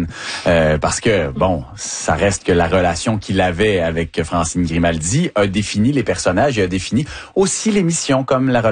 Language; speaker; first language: French; native; French